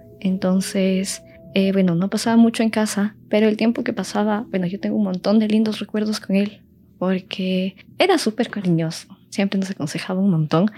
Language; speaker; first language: Spanish; native; Spanish